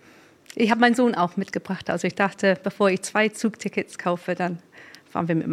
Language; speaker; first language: German; non-native, fluent; English